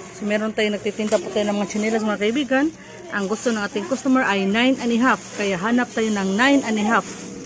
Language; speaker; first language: Filipino; non-native, local second language; Cebuano